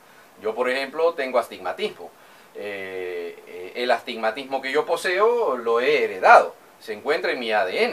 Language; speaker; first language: Spanish; native; Spanish